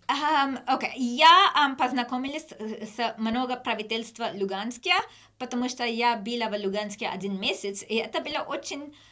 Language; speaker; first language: Russian; non-native, learner; English